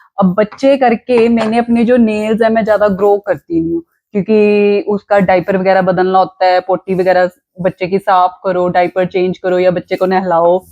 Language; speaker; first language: Hindi; non-native, local second language; Punjabi